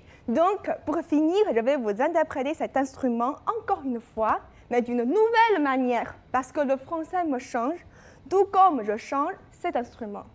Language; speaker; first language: French; non-native, fluent; Chinese